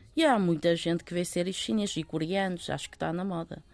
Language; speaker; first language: Portuguese; early bilingual, other home language; Chinese